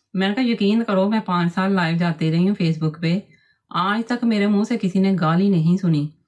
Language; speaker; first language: Urdu; non-native, local second language; Punjabi